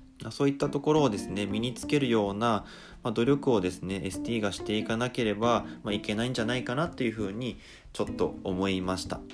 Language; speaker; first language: Japanese; native; Japanese